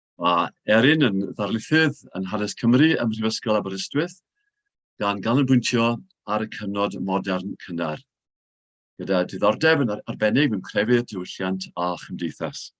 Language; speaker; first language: Welsh; native; Welsh